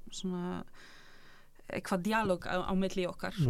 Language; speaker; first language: Icelandic; non-native, fluent; Polish